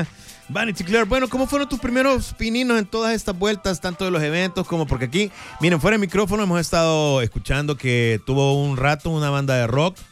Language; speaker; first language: Spanish; native; Spanish